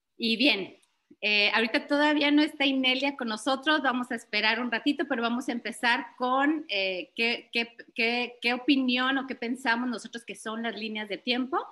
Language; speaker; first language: Spanish; native; Spanish